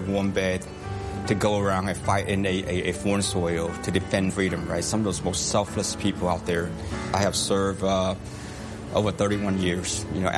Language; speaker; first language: English; non-native, local second language; Cantonese